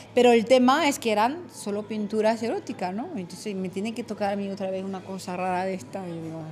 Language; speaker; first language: Spanish; non-native, fluent; French